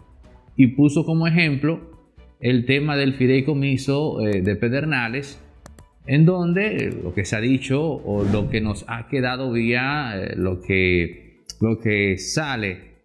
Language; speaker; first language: Spanish; native; Spanish